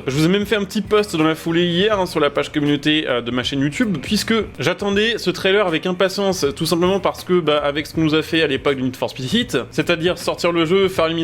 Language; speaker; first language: French; native; French